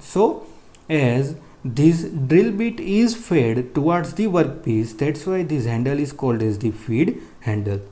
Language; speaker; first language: English; non-native, local second language; Gujarati